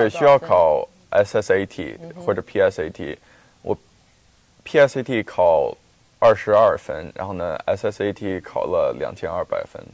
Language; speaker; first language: Chinese; early bilingual, heritage; Chinese